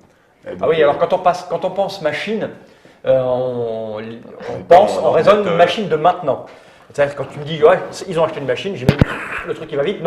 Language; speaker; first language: French; native; French